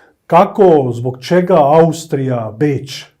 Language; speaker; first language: Bosnian; native; Bosnian